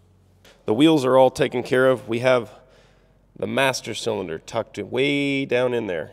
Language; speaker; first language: English; native; English